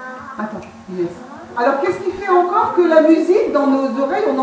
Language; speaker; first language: French; native; French